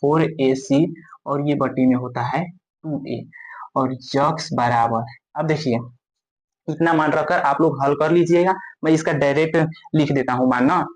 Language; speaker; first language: Hindi; native; Hindi